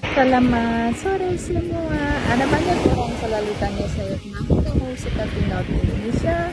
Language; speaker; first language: Indonesian; non-native, fluent; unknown